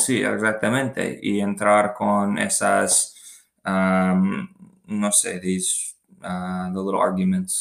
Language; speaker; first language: Spanish; non-native, learner; English